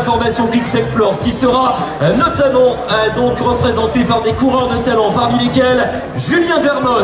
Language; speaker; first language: French; native; French